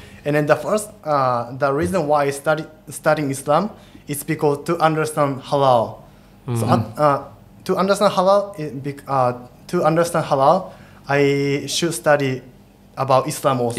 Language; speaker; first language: English; non-native, fluent; Japanese